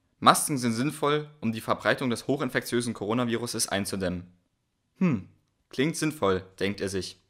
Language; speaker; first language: German; native; German